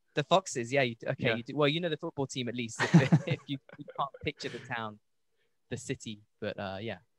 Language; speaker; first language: English; native; English